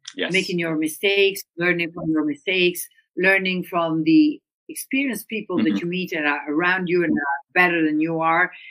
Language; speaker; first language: English; non-native, fluent; Italian